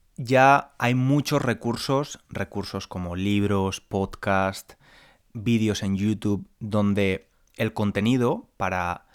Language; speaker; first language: Spanish; native; Spanish